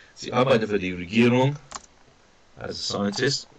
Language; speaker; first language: German; non-native, fluent; English